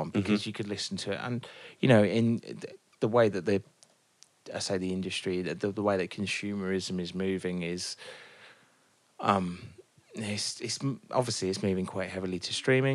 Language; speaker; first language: English; native; English